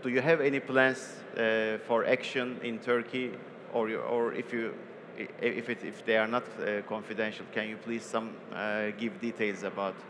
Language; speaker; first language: English; non-native, fluent; Turkish